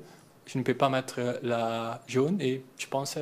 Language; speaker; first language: French; non-native, learner; Dutch